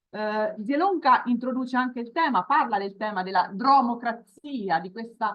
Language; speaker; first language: Italian; native; Italian